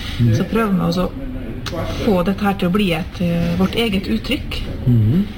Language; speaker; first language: Norwegian; native; Norwegian